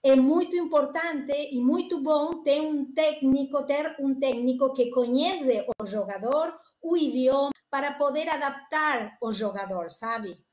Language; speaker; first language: Portuguese; non-native, learner; Spanish